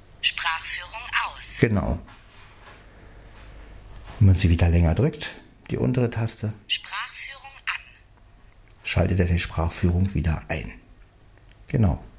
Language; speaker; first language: German; native; German